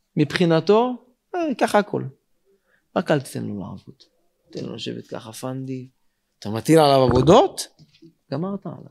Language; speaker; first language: Hebrew; native; Hebrew